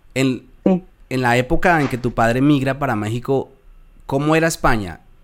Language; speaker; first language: Spanish; native; Spanish